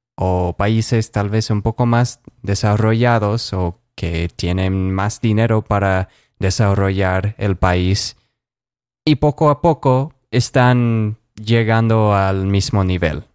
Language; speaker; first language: Spanish; non-native, fluent; English